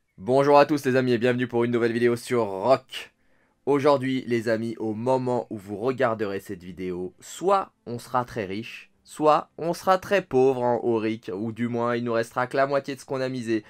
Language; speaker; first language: French; native; French